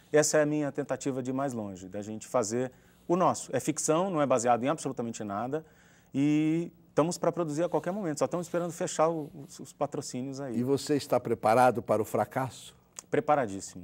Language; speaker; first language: Portuguese; native; Portuguese